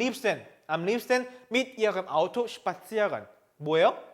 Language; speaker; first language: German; non-native, fluent; Korean